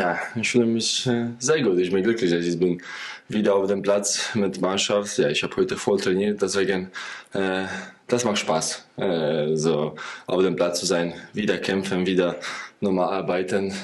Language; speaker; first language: German; non-native, fluent; Polish